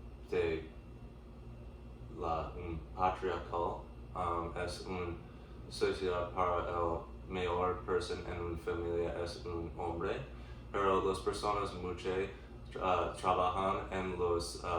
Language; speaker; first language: Spanish; non-native, learner; English